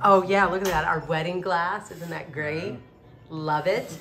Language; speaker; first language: English; native; English